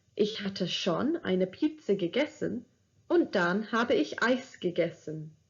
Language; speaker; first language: German; non-native, fluent; English